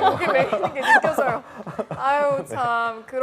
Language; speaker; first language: Korean; native; Korean